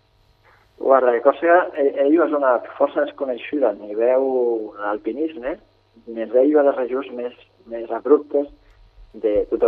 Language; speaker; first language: Catalan; native; Catalan